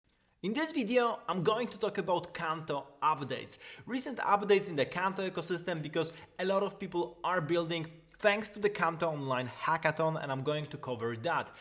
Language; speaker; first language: English; non-native, fluent; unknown